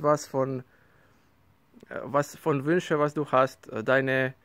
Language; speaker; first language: German; non-native, learner; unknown